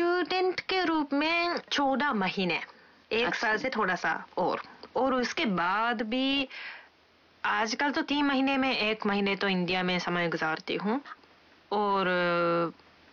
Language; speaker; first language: Hindi; non-native, fluent; Japanese